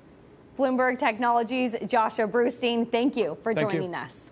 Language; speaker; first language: English; native; English